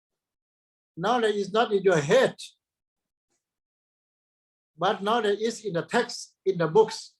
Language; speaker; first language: English; non-native, fluent; Thai